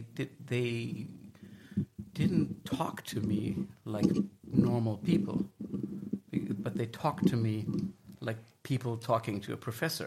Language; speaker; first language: English; non-native, fluent; German